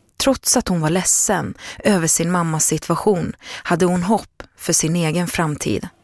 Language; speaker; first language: Swedish; native; Swedish